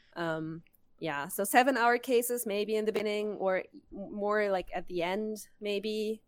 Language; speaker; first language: English; non-native, fluent; German